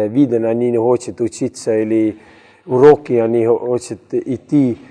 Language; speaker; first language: Russian; non-native, learner; Estonian